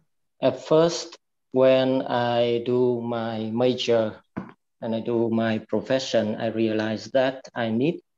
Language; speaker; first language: English; non-native, fluent; Vietnamese